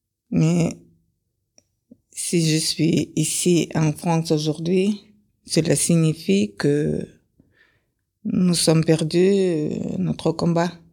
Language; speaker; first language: French; non-native, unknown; Kyrgyz